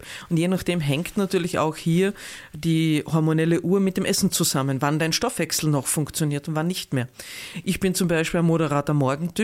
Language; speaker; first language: German; native; German